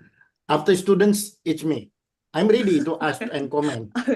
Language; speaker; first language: English; non-native, learner; Indonesian